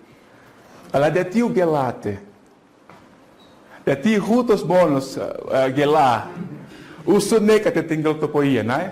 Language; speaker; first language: Greek; non-native, fluent; Portuguese